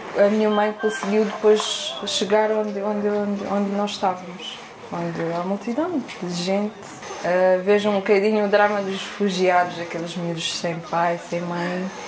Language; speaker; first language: Portuguese; native; Portuguese